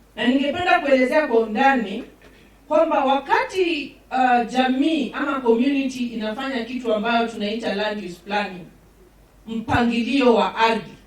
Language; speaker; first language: Swahili; non-native, local second language; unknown